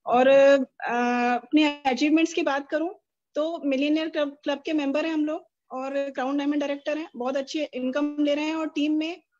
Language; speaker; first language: Hindi; native; Hindi